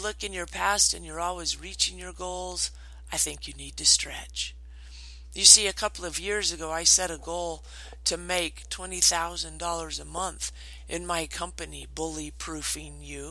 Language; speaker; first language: English; native; English